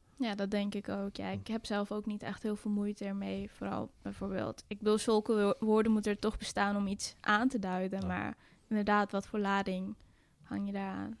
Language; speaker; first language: Dutch; early bilingual, other home language; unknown